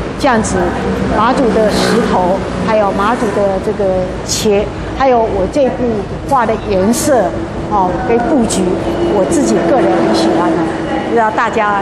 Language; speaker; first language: Chinese; native; Chinese